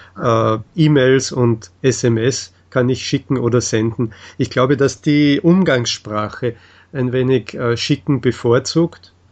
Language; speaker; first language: German; native; German